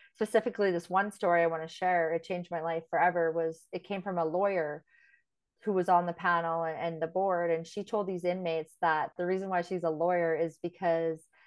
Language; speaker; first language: English; native; English